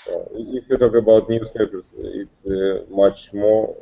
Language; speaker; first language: English; non-native, learner; Russian